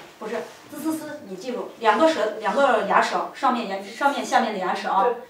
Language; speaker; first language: Chinese; native; Chinese